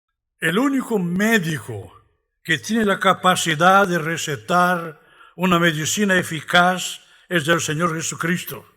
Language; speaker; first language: Spanish; non-native, fluent; Portuguese